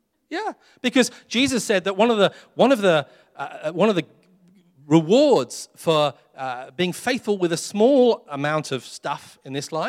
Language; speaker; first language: English; native; English